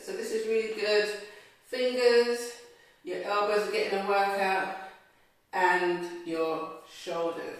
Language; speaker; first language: English; native; English